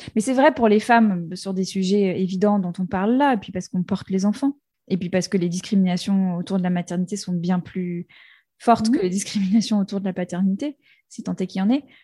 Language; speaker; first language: French; native; French